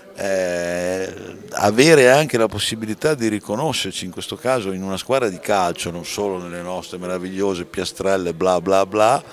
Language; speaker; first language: Italian; native; Italian